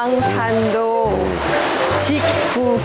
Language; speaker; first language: Korean; non-native, learner; Thai